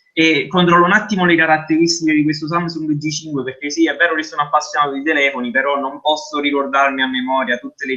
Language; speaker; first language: Italian; native; Italian